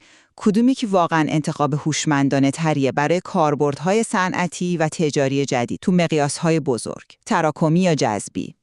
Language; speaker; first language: Persian; native; Persian